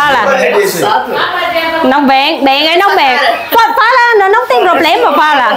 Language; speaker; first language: Portuguese; non-native, learner; Vietnamese